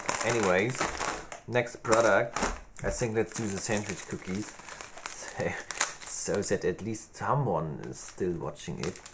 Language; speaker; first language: English; non-native, learner; German